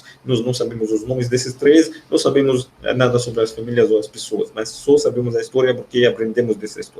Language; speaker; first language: Portuguese; non-native, fluent; Arabic